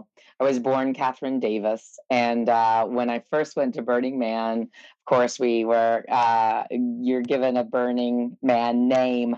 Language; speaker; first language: English; native; English